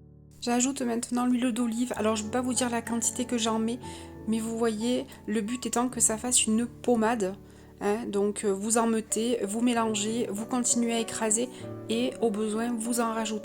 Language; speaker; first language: French; native; French